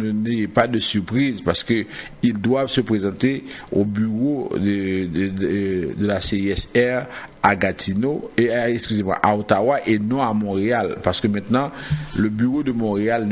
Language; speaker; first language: French; native; French